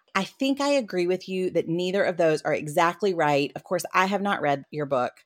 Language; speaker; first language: English; native; English